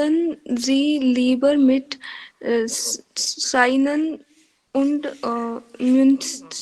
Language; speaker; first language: German; non-native, learner; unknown